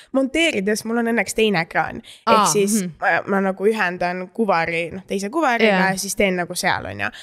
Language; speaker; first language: Estonian; native; Estonian